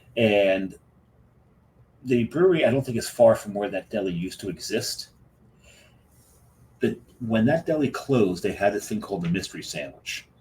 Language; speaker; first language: English; native; English